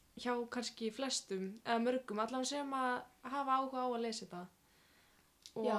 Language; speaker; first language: Icelandic; native; Icelandic